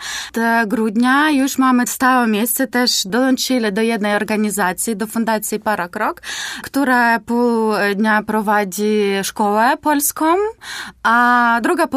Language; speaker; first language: Polish; non-native, learner; Ukrainian